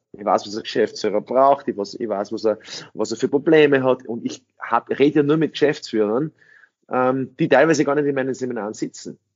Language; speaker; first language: German; early bilingual, other home language; English